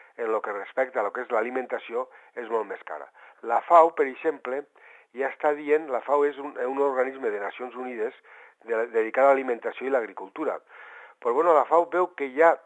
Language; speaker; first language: Catalan; native; Catalan